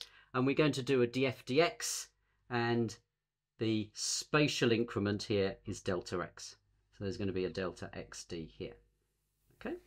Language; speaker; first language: English; native; English